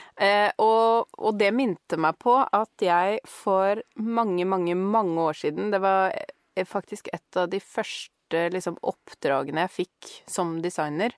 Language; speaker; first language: Norwegian; native; Norwegian